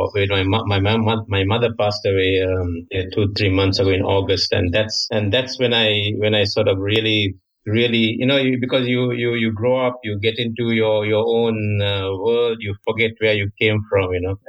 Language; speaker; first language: English; non-native, local second language; Tamil